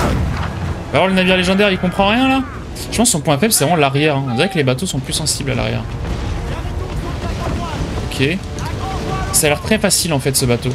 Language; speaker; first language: French; native; French